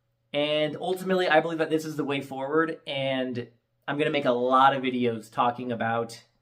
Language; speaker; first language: English; native; English